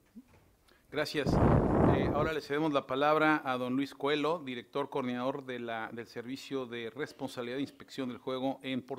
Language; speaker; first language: Spanish; native; Spanish